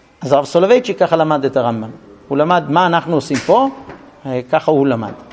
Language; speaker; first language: Hebrew; non-native, fluent; English